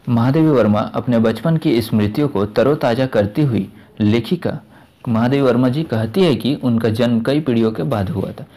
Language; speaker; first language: Hindi; native; Hindi